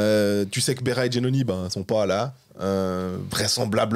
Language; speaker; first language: French; native; French